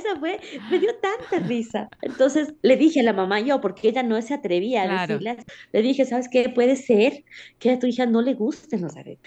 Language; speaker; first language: Spanish; native; Spanish